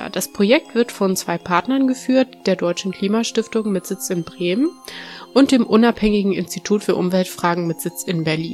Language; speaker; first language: German; native; German